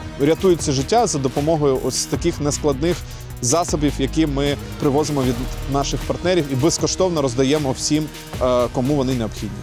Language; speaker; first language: Ukrainian; native; Ukrainian